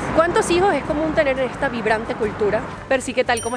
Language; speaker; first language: Spanish; native; Spanish